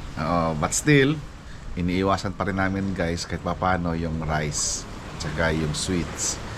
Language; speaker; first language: Filipino; non-native, local second language; Cebuano